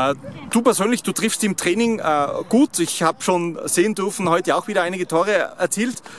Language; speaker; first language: German; native; German